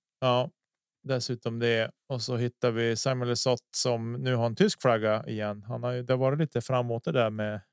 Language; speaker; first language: Swedish; native; Swedish